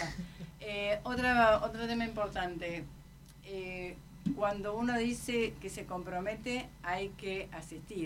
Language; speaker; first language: Spanish; native; Spanish